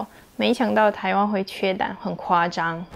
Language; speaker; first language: Chinese; non-native, fluent; Russian